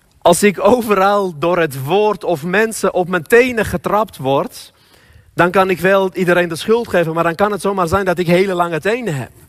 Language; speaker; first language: Dutch; non-native, fluent; Armenian